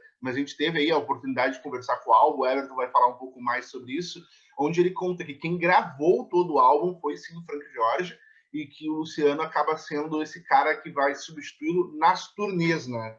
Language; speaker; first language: Portuguese; native; Portuguese